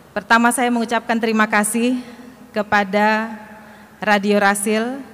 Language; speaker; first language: Indonesian; non-native, fluent; Arabic